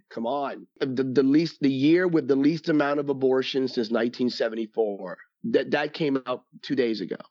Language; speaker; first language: English; early bilingual, other home language; Spanish